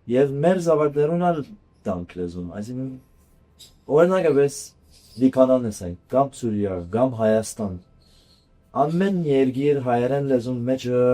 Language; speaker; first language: Armenian; early bilingual, heritage; Armenian